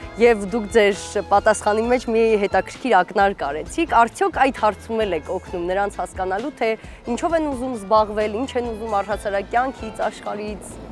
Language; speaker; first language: Armenian; native; Armenian